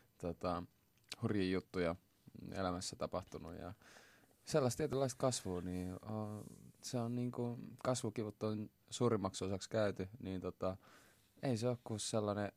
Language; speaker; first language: Finnish; early bilingual, other home language; Swahili